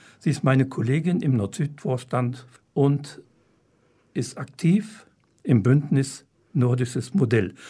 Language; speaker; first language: German; native; German